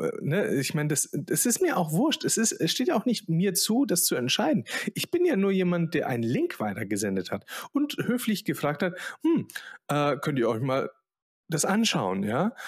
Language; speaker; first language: German; early bilingual, other home language; Polish